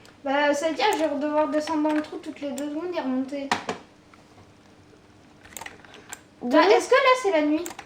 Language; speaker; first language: French; native; French